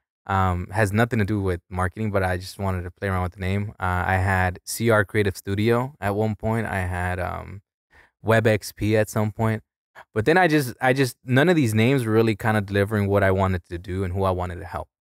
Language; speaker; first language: English; early bilingual, other home language; Spanish